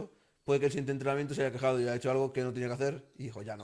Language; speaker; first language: Spanish; native; Spanish